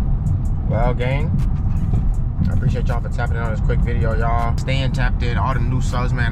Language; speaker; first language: English; native; English